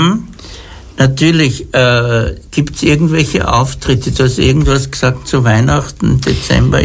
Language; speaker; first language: German; native; German